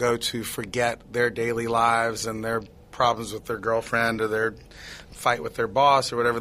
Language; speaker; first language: English; native; English